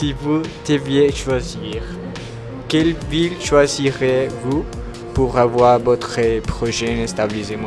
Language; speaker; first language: French; non-native, learner; Spanish